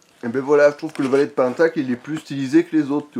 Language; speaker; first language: French; native; French